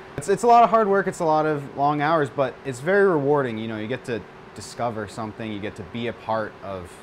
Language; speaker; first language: English; native; English